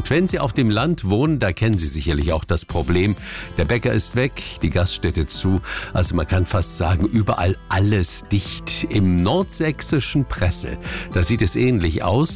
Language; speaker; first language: German; native; German